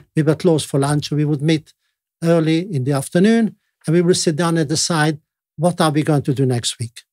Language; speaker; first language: English; non-native, fluent; Italian